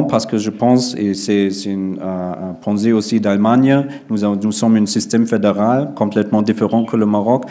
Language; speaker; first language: French; non-native, fluent; German